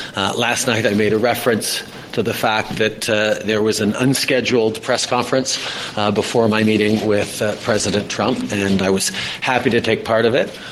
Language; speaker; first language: English; native; English